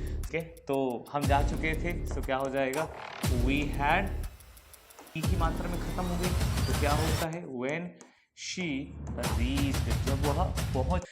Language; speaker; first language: Hindi; native; Hindi